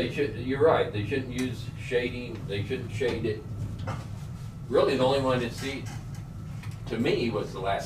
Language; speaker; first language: English; native; English